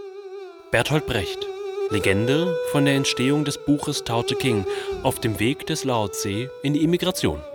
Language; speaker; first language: German; native; German